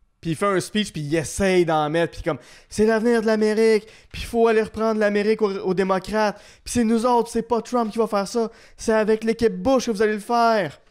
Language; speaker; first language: French; native; French